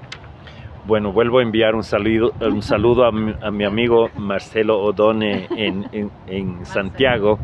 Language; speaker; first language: Spanish; native; Spanish